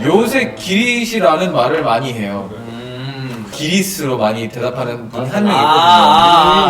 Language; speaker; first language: Korean; native; Korean